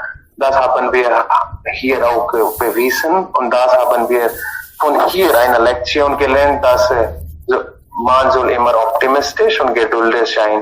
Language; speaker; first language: German; non-native, learner; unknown